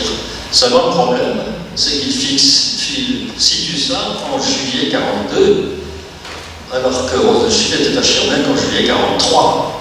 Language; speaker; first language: French; native; French